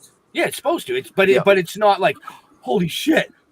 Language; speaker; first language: English; native; English